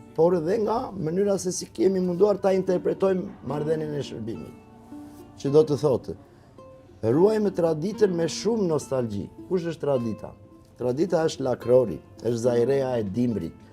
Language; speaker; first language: Albanian; native; Albanian